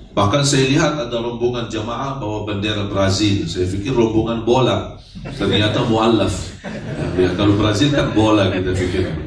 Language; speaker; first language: Indonesian; non-native, fluent; Arabic